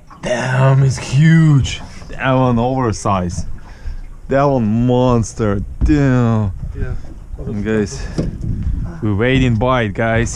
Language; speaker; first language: English; non-native, learner; Ukrainian